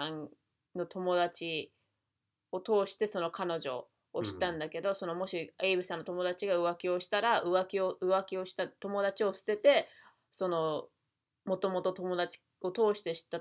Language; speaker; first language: Japanese; native; Japanese